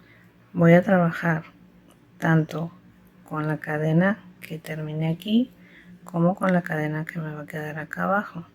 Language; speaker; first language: Spanish; native; Spanish